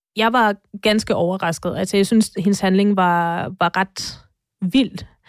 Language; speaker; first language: Danish; non-native, fluent; Russian